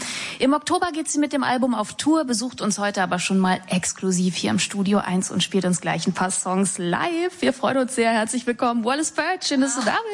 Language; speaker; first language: German; native; German